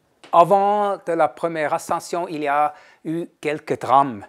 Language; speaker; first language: French; non-native, fluent; German